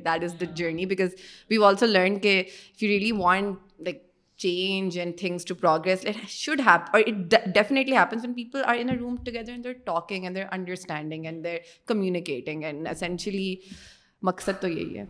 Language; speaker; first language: English; non-native, local second language; Urdu